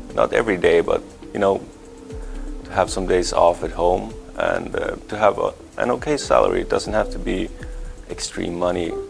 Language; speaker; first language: English; non-native, fluent; Swedish